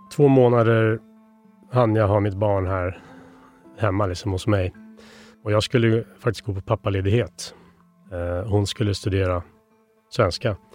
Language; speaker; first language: Swedish; native; Swedish